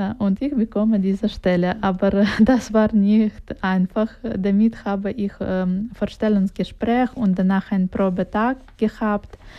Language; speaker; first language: German; non-native, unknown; Russian